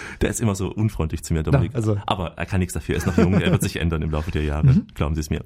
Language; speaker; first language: German; native; German